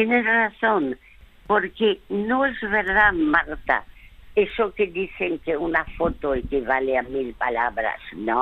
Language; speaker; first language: Spanish; early bilingual, other home language; French